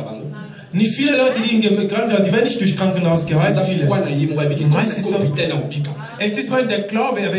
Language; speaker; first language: German; non-native, learner; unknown